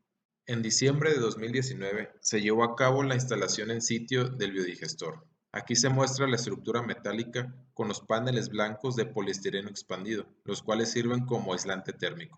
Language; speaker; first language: Spanish; native; Spanish